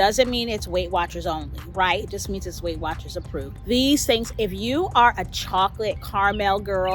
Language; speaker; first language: English; native; English